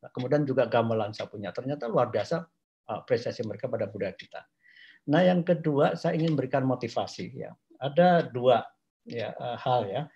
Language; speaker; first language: Indonesian; non-native, local second language; Javanese